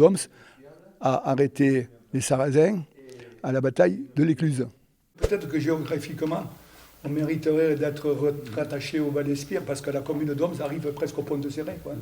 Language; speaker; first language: French; native; French